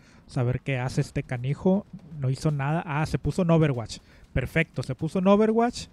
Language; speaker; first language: Spanish; native; Spanish